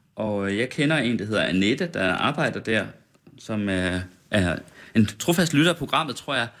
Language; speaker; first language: Danish; native; Danish